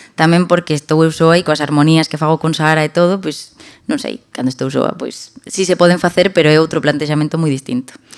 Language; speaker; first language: Galician; non-native, local second language; Spanish